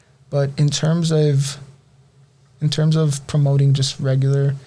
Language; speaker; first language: English; native; English